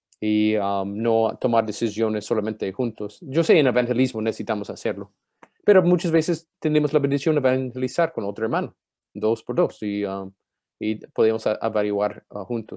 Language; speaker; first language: Spanish; non-native, fluent; English